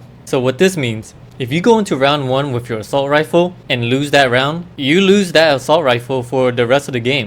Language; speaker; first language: English; native; English